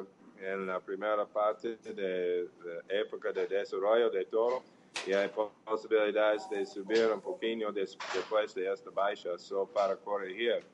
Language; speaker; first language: Spanish; non-native, fluent; English